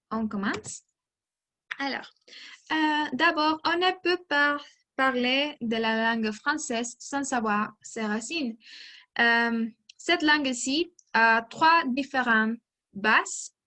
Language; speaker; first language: French; non-native, learner; Spanish